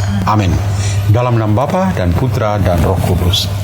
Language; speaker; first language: Indonesian; native; Indonesian